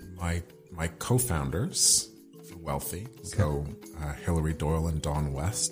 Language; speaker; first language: English; native; English